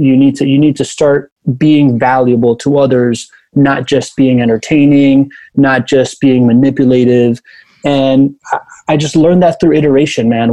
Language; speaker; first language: English; early bilingual, other home language; Spanish